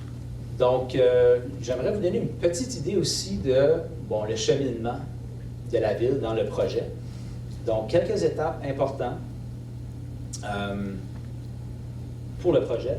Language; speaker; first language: French; native; French